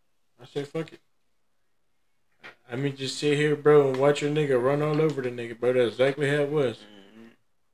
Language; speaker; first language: English; native; English